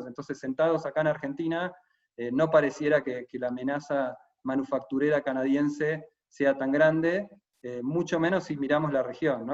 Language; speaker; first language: Spanish; native; Spanish